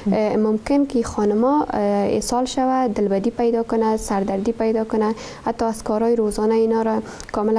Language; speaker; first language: Persian; native; Persian